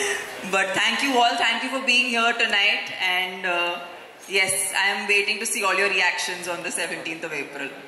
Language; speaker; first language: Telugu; non-native, fluent; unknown